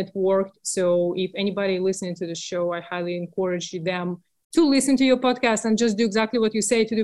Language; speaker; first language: English; non-native, fluent; Russian